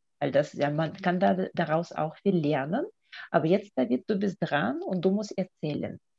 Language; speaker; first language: German; non-native, fluent; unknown